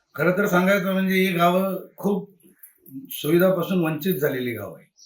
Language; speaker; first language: Marathi; native; Marathi